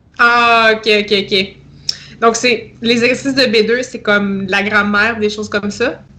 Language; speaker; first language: French; native; French